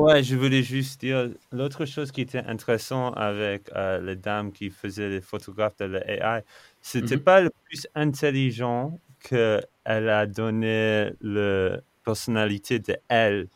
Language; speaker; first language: French; non-native, fluent; English